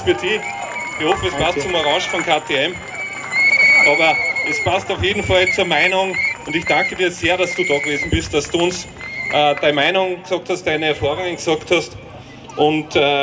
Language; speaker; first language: German; native; German